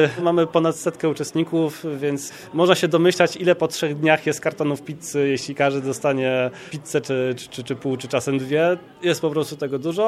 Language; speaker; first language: Polish; native; Polish